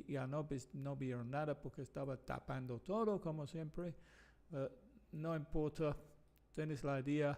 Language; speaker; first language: Spanish; non-native, fluent; English